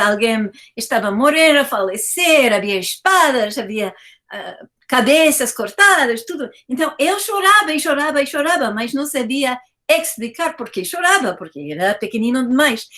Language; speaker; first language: Portuguese; non-native, fluent; English